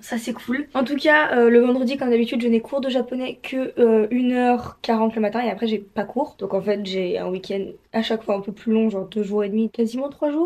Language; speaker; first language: French; native; French